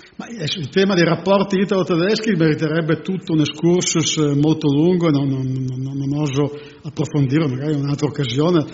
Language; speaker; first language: Italian; native; Italian